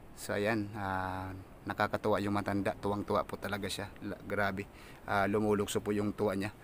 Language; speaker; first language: Filipino; non-native, local second language; Waray